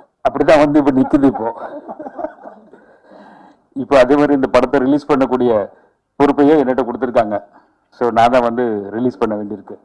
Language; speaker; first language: Tamil; non-native, fluent; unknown